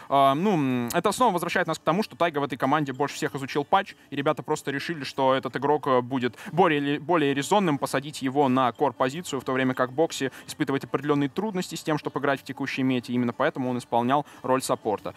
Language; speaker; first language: Russian; native; Russian